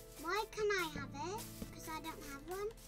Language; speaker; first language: English; native; English